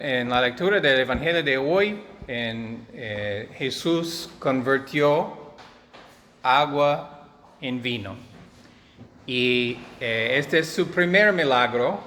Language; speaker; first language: Spanish; non-native, fluent; English